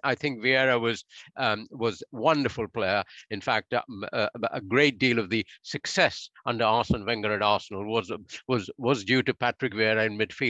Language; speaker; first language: English; non-native, local second language; Bangla